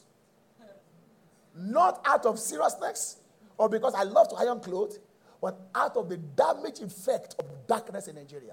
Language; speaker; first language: English; non-native, local second language; Yoruba